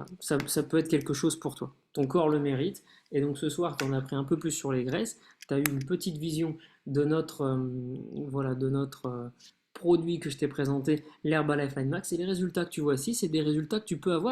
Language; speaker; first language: French; native; French